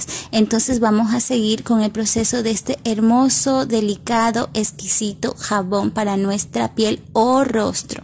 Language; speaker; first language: Spanish; native; Spanish